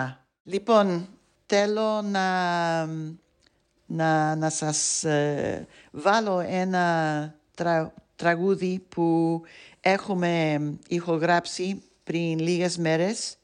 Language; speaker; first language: Greek; non-native, fluent; English